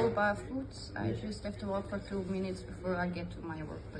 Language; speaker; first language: English; non-native, fluent; Dutch